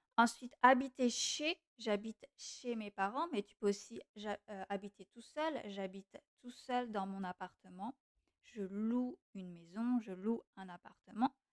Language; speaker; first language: French; non-native, fluent; Portuguese